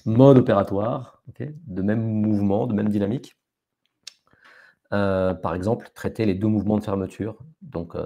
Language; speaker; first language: French; native; French